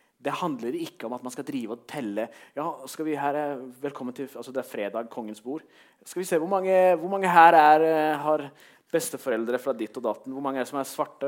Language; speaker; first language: Norwegian; early bilingual, other home language; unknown